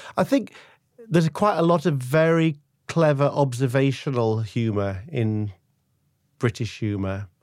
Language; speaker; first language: English; native; English